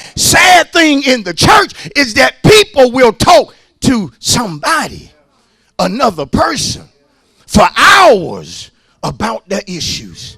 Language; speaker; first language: English; native; English